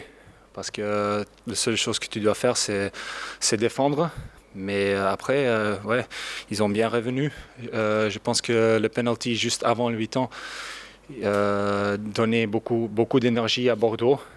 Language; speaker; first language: French; non-native, local second language; Dutch